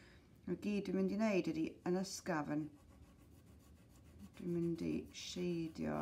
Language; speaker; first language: Welsh; non-native, local second language; English